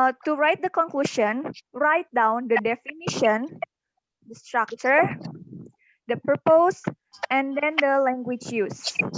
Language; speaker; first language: English; non-native, learner; Indonesian